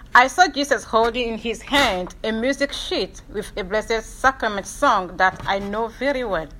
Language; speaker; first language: English; non-native, fluent; Ewe